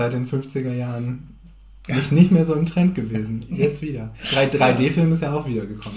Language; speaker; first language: German; native; German